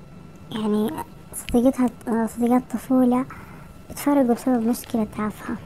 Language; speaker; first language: Arabic; native; Arabic